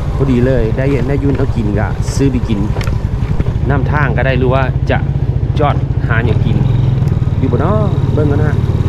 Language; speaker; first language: Thai; native; Thai